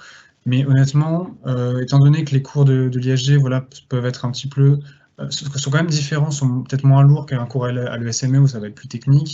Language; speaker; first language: French; native; French